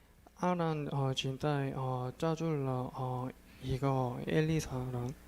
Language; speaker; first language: Chinese; non-native, learner; Korean